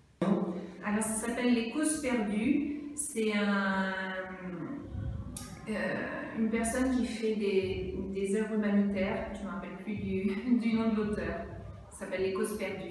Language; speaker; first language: French; non-native, fluent; Italian